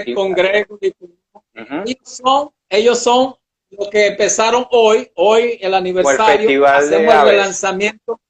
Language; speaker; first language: Spanish; early bilingual, other home language; Portuguese